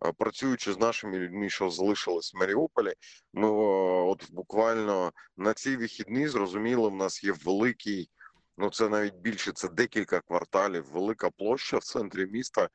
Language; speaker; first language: Ukrainian; non-native, local second language; Russian